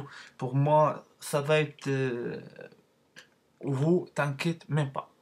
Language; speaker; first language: French; non-native, learner; Arabic